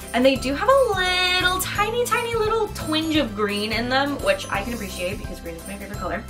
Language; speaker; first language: English; native; English